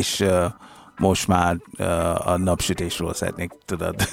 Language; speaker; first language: Hungarian; non-native, fluent; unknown